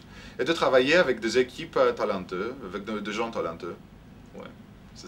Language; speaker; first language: French; non-native, fluent; Greek